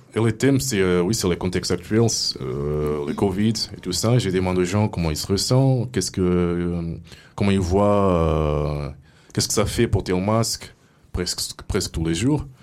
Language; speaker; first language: French; non-native, fluent; Portuguese